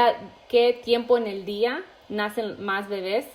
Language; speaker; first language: Spanish; early bilingual, heritage; Spanish